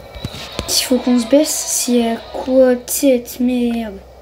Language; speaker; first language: French; native; French